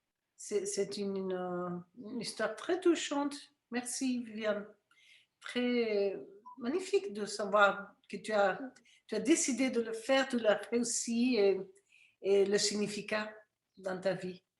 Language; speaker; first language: French; non-native, fluent; Spanish